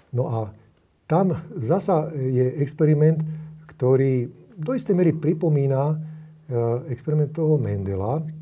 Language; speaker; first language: Slovak; native; Slovak